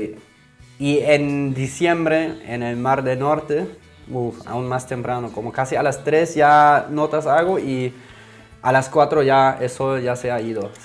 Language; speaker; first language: Spanish; non-native, fluent; German